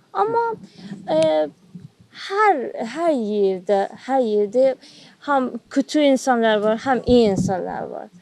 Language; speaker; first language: Turkish; non-native, learner; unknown